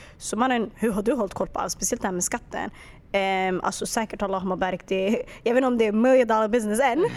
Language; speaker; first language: Swedish; early bilingual, other home language; Arabic